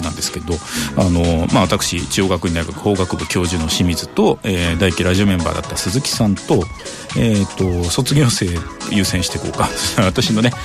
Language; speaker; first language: Japanese; native; Japanese